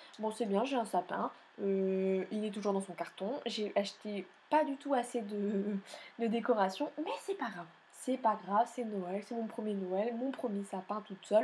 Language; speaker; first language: French; native; French